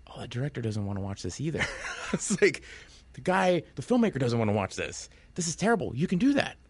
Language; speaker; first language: English; native; English